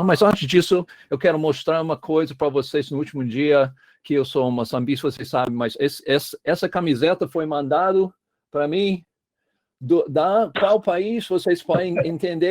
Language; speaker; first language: Portuguese; non-native, fluent; English